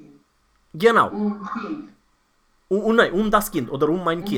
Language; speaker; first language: German; non-native, fluent; Romanian